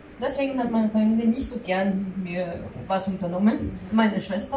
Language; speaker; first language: German; non-native, learner; Russian